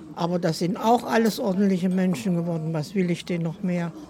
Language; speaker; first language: German; native; German